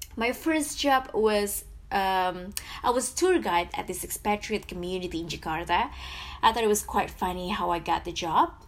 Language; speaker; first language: English; non-native, fluent; Indonesian